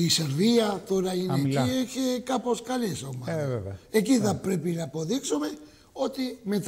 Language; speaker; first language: Greek; early bilingual, heritage; Greek